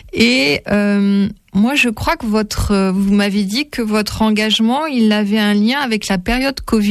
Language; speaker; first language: French; native; French